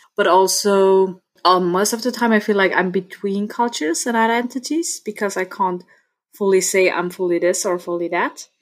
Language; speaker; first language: English; non-native, fluent; German